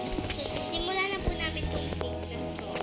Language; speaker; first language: Filipino; native; Filipino